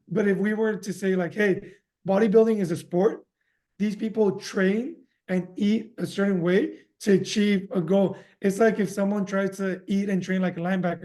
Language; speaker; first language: English; early bilingual, other home language; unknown